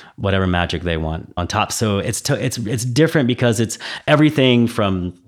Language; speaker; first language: English; native; English